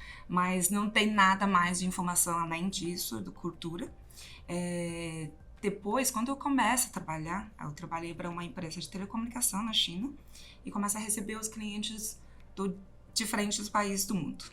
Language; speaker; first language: Portuguese; non-native, fluent; Chinese